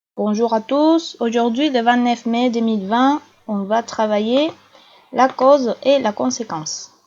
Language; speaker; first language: French; non-native, fluent; Spanish